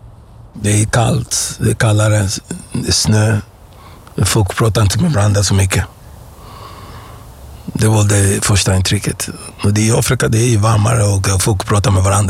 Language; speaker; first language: Swedish; non-native, fluent; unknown